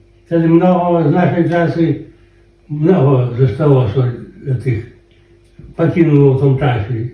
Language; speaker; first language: Polish; non-native, local second language; Belarusian